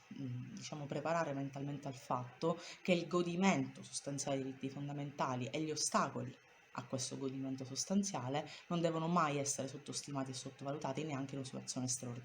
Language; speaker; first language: Italian; native; Italian